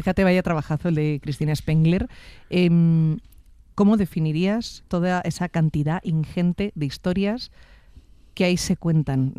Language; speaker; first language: Spanish; native; Spanish